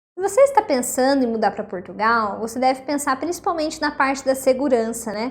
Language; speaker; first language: Portuguese; native; Portuguese